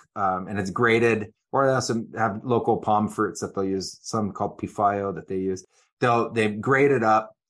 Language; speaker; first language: English; native; English